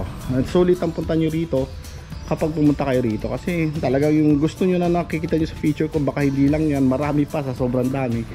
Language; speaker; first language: Filipino; native; Filipino